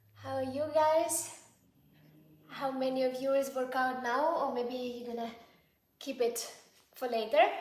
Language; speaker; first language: English; non-native, fluent; Ukrainian